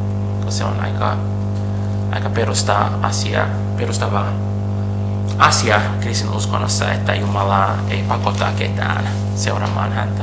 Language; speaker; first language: Finnish; non-native, fluent; Portuguese